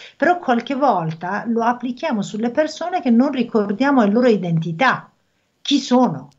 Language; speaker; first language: Italian; non-native, fluent; Persian